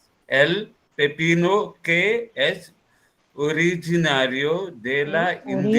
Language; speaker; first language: Spanish; non-native, learner; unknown